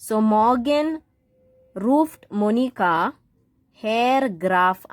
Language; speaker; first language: German; non-native, fluent; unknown